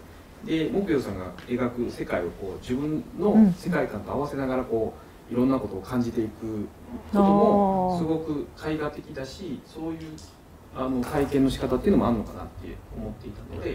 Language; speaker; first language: Japanese; native; Japanese